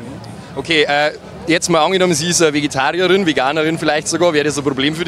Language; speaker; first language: German; native; German